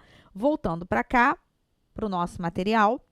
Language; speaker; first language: Portuguese; native; Portuguese